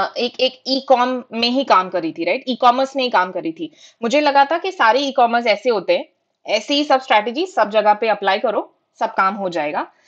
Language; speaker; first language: Hindi; non-native, local second language; Marathi